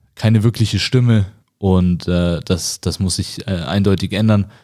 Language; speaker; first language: German; native; German